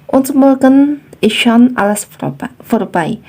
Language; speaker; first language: German; non-native, fluent; Indonesian